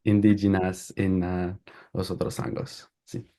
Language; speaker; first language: Spanish; non-native, learner; English